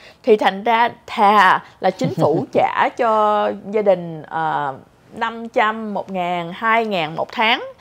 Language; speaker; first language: Vietnamese; early bilingual, heritage; Vietnamese